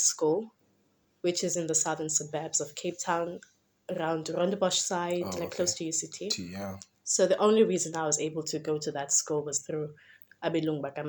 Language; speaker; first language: English; non-native, local second language; Xhosa